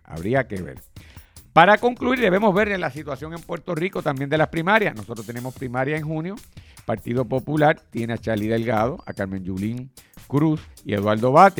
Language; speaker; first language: Spanish; native; Spanish